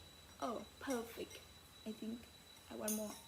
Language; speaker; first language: English; non-native, learner; Thai